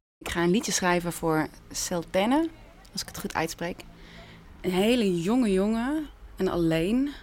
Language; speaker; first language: Dutch; native; Dutch